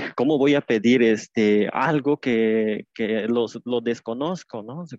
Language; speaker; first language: Spanish; non-native, local second language; Tzeltal